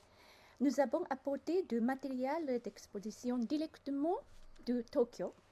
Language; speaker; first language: French; non-native, learner; Japanese